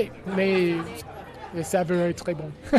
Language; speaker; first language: French; non-native, learner; English